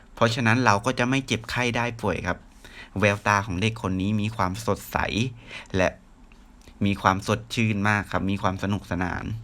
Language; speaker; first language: Thai; native; Thai